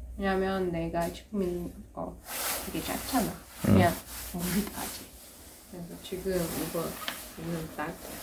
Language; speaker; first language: Korean; non-native, fluent; Russian